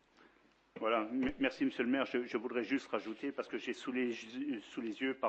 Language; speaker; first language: French; native; French